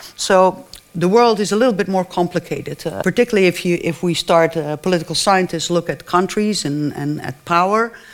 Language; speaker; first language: English; non-native, fluent; Dutch